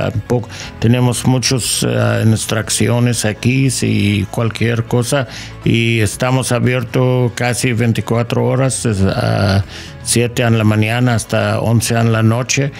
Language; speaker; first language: Spanish; non-native, learner; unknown